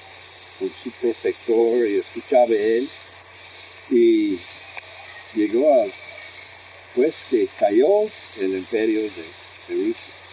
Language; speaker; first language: Spanish; non-native, fluent; English